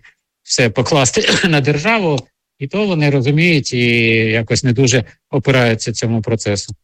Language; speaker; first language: Ukrainian; native; Ukrainian